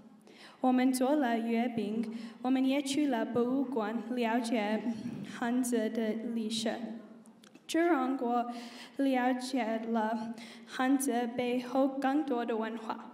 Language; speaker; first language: Chinese; non-native, learner; English